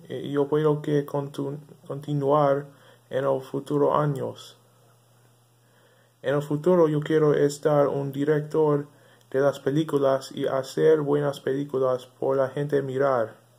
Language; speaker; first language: Spanish; non-native, learner; English